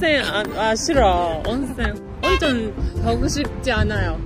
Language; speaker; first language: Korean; non-native, learner; Japanese